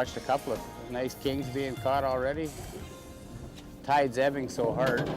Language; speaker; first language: English; native; English